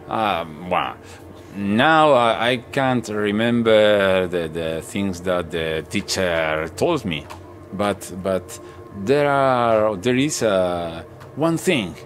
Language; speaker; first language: English; non-native, learner; Spanish